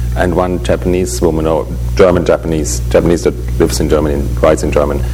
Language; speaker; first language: English; non-native, fluent; German